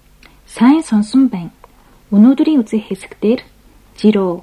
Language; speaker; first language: Mongolian; non-native, fluent; Japanese